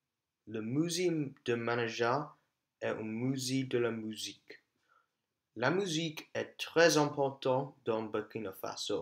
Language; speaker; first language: French; non-native, learner; English